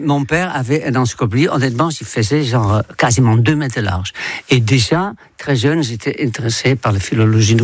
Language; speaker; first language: French; non-native, fluent; Dutch